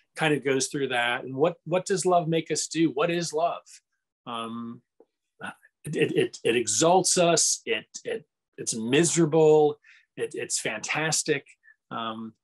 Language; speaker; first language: English; native; English